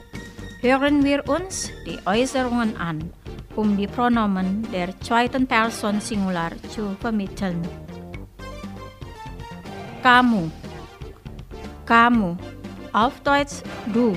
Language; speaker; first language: German; non-native, fluent; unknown